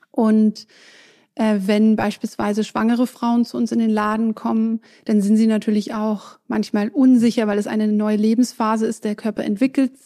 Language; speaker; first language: German; non-native, local second language; French